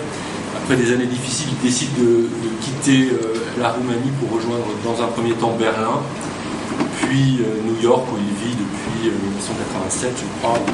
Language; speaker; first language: French; native; French